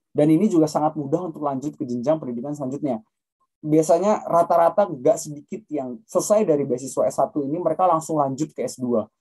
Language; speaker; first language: Indonesian; native; Indonesian